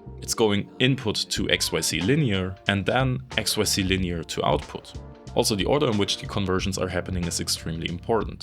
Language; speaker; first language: English; non-native, fluent; German